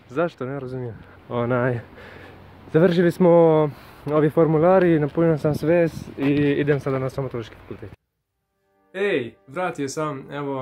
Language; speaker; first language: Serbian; non-native, learner; Arabic